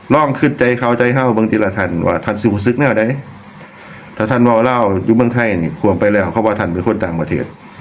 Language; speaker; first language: Thai; non-native, local second language; Lao